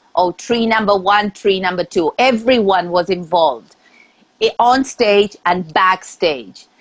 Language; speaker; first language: English; non-native, fluent; Spanish